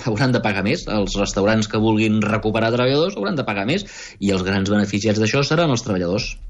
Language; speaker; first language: Catalan; native; Catalan